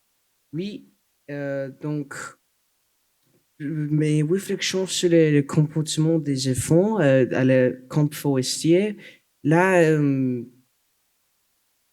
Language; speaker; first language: French; non-native, local second language; English